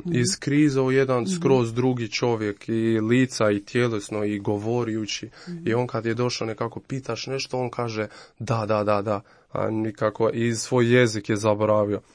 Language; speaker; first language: Croatian; non-native, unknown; Albanian